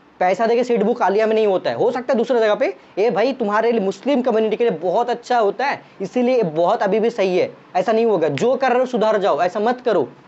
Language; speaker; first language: Hindi; non-native, local second language; Bangla